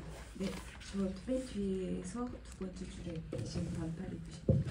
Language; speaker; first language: Korean; native; Korean